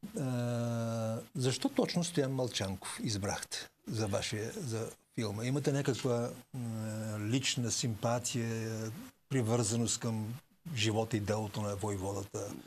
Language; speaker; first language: Bulgarian; native; Bulgarian